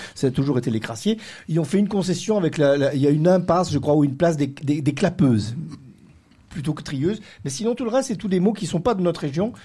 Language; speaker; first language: French; native; French